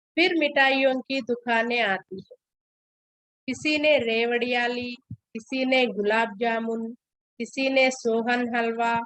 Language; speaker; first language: Hindi; non-native, local second language; Telugu